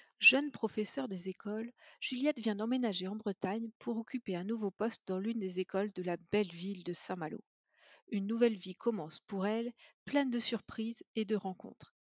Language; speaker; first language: French; native; French